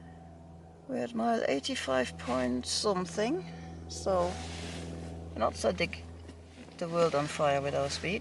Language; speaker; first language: English; native; English